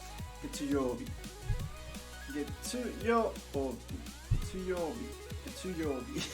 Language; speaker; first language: Japanese; non-native, learner; English